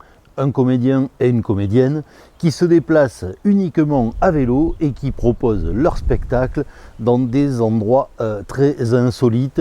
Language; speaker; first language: French; native; French